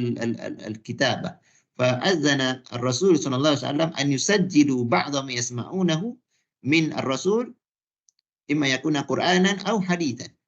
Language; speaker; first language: Arabic; non-native, fluent; Malay